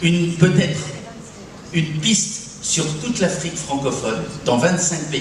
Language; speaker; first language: French; native; French